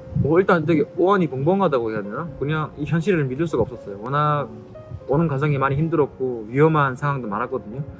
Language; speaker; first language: Korean; native; Korean